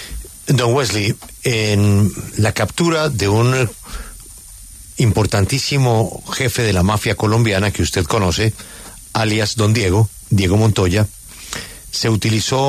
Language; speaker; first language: Spanish; native; Spanish